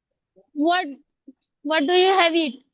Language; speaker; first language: English; non-native, learner; Hindi